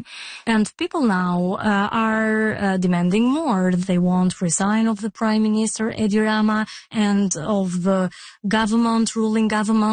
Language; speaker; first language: English; non-native, fluent; Albanian